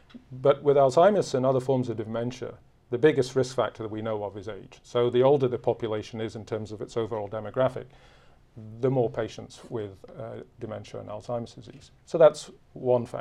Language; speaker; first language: English; native; English